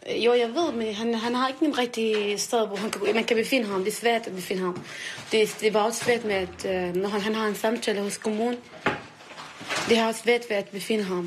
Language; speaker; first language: Danish; non-native, learner; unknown